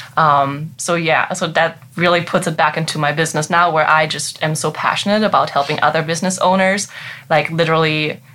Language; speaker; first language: English; non-native, fluent; German